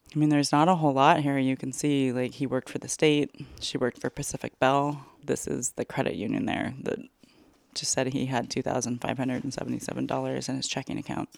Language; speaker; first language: English; early bilingual, other home language; Korean